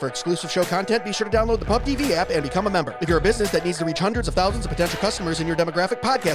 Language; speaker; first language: English; native; English